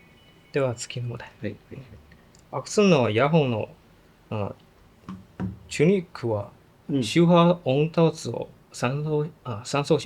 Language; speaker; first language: Japanese; non-native, learner; Chinese